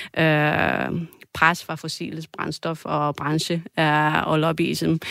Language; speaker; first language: Danish; non-native, fluent; Croatian